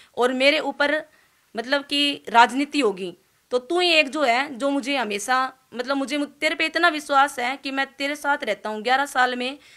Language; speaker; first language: Hindi; native; Hindi